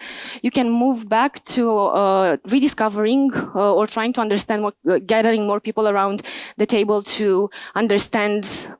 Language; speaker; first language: English; non-native, fluent; Romanian